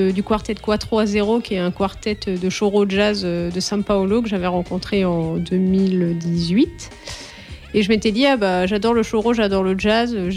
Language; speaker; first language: French; native; French